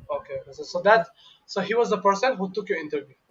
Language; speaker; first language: English; non-native, local second language; Bangla